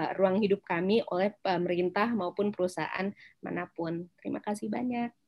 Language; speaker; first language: Indonesian; non-native, local second language; Minangkabau